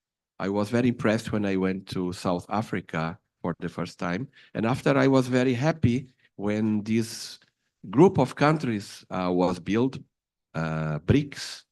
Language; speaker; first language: English; non-native, fluent; Portuguese